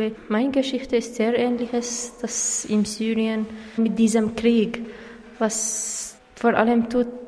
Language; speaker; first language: German; non-native, learner; Arabic